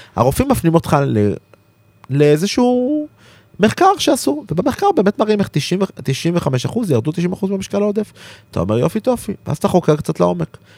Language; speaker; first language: Hebrew; native; Hebrew